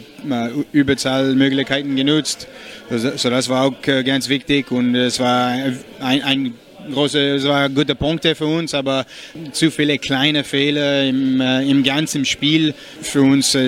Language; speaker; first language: German; non-native, learner; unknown